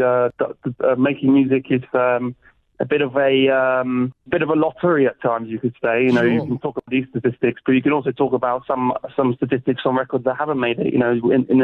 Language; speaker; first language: English; native; English